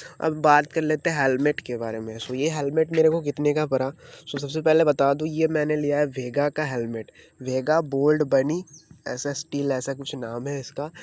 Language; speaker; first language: Hindi; non-native, local second language; Bangla